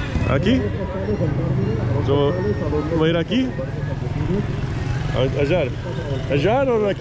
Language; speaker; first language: Spanish; non-native, learner; English